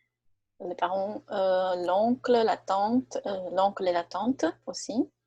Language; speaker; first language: French; non-native, fluent; Portuguese